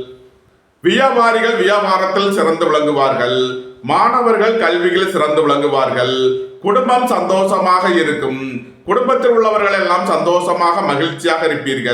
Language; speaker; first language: Tamil; native; Tamil